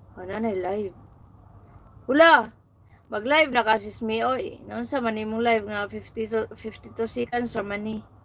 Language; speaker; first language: Filipino; non-native, local second language; Cebuano